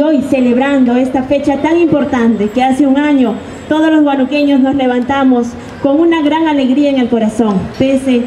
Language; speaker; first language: Spanish; native; Spanish